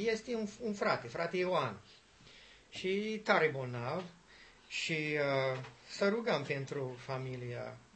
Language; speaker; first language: Romanian; non-native, learner; English